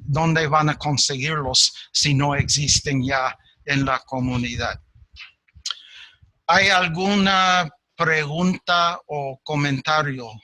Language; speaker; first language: Spanish; non-native, fluent; English